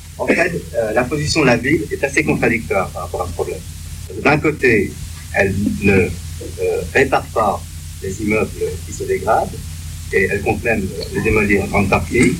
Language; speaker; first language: French; native; French